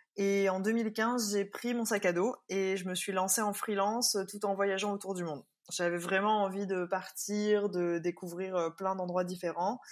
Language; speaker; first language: French; native; French